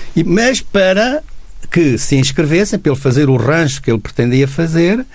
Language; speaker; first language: Portuguese; native; Portuguese